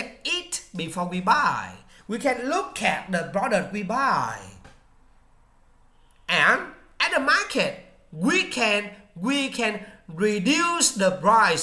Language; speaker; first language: English; non-native, learner; Vietnamese